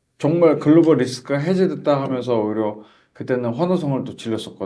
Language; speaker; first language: Korean; native; Korean